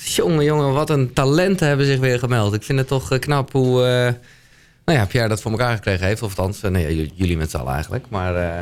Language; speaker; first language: Dutch; native; Dutch